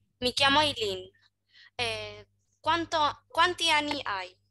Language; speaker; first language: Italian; non-native, learner; Spanish